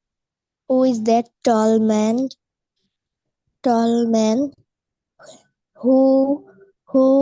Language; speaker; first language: English; non-native, learner; Bangla